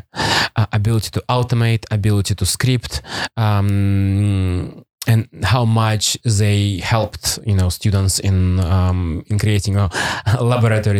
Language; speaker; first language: English; non-native, fluent; Russian